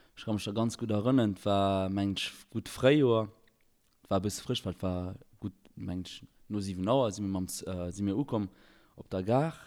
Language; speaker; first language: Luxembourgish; early bilingual, other home language; Albanian